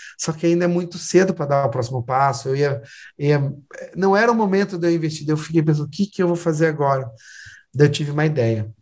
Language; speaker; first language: Portuguese; native; Portuguese